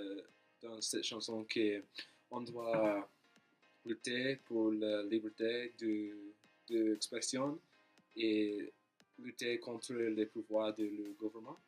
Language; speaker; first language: French; non-native, learner; English